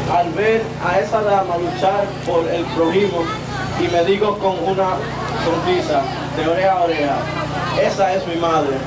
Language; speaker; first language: Spanish; early bilingual, heritage; Spanish